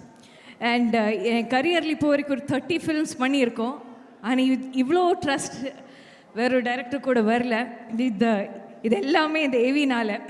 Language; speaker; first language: Tamil; non-native, fluent; Malayalam